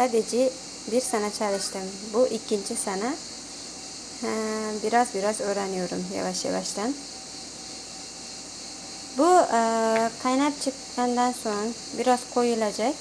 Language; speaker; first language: Turkish; non-native, learner; Uzbek